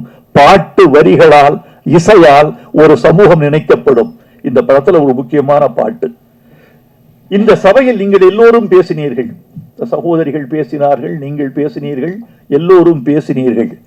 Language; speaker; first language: Tamil; native; Tamil